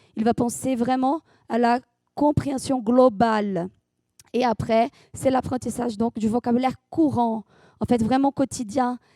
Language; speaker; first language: French; non-native, fluent; Portuguese